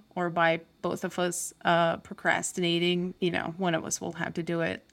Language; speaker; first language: English; non-native, fluent; Turkish